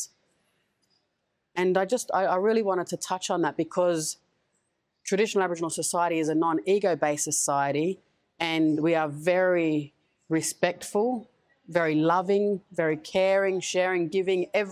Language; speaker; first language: English; native; English